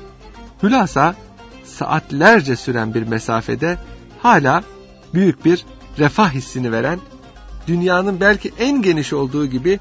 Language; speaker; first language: Turkish; native; Turkish